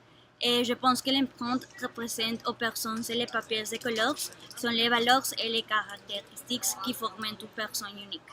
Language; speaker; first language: French; non-native, learner; Spanish